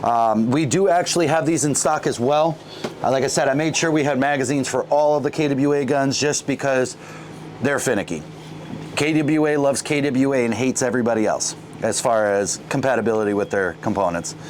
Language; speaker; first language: English; native; English